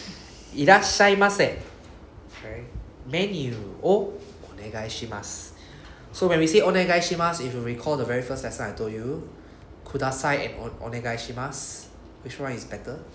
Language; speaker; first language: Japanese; non-native, fluent; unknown